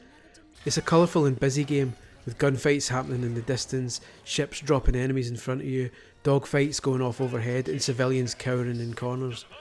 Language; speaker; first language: English; native; English